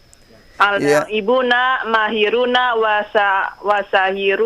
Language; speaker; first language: Arabic; non-native, learner; Indonesian